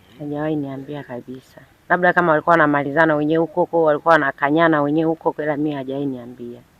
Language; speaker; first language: Swahili; native; Swahili